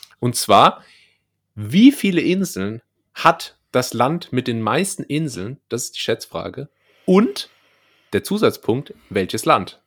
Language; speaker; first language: German; native; German